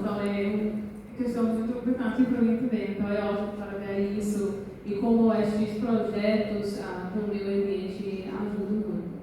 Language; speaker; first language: Portuguese; non-native, learner; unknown